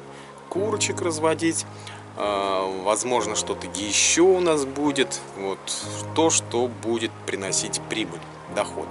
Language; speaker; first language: Russian; native; Russian